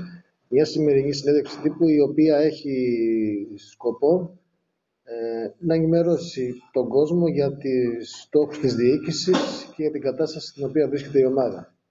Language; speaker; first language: Greek; native; Greek